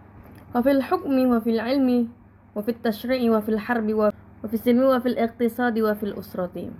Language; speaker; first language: Arabic; non-native, fluent; Indonesian